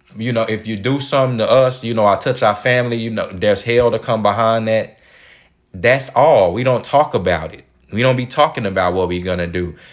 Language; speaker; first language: English; native; English